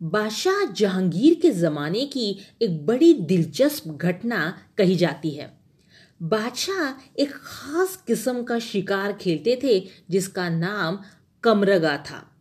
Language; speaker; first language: Hindi; non-native, local second language; Marathi